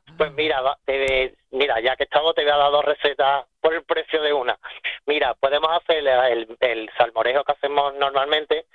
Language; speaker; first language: Spanish; native; Spanish